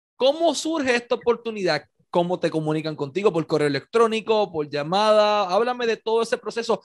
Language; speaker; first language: Spanish; native; Spanish